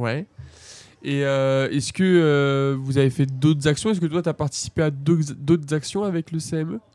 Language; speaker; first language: French; native; French